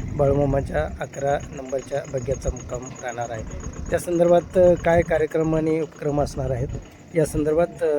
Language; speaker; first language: Marathi; native; Marathi